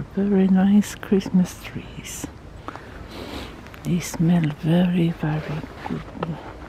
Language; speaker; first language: English; non-native, learner; French